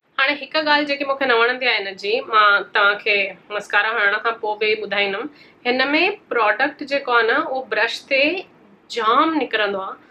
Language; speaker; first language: Sindhi; early bilingual, heritage; Sindhi